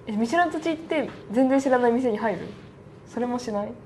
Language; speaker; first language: Japanese; native; Japanese